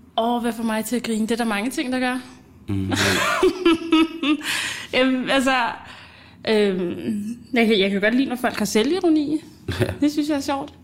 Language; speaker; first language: Danish; early bilingual, other home language; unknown